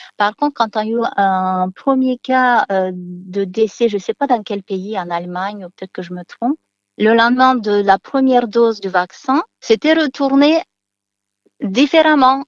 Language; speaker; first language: French; non-native, fluent; Romanian